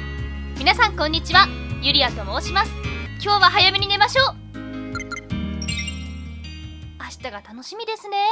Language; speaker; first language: Japanese; native; Japanese